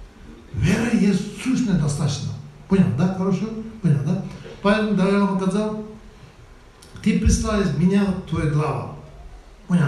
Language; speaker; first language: Russian; non-native, learner; Tibetan